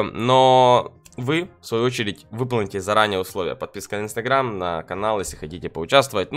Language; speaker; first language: Russian; native; Russian